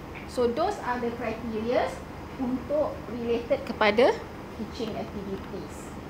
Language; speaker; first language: English; non-native, local second language; Malay